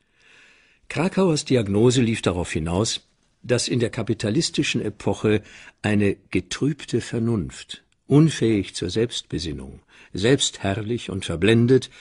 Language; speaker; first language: German; native; German